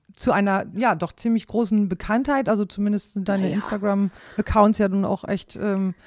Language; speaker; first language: German; non-native, local second language; Low German